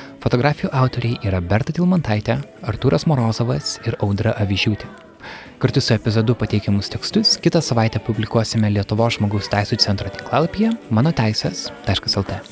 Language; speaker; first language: Lithuanian; native; Lithuanian